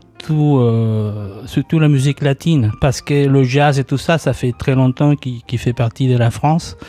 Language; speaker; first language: French; non-native, fluent; Spanish